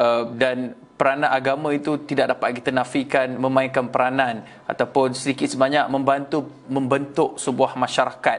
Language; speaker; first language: Malay; native; Malay